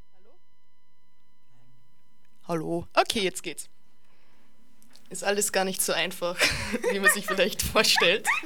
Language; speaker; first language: German; native; German